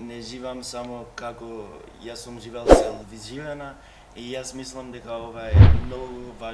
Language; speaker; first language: Macedonian; non-native, learner; English